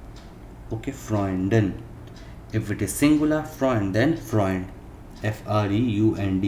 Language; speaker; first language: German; non-native, fluent; Hindi